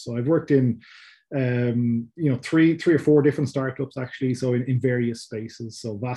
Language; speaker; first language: English; native; English